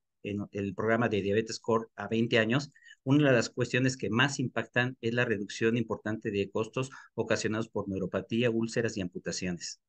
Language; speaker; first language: Spanish; native; Spanish